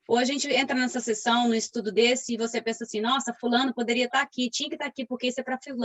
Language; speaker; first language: Portuguese; native; Portuguese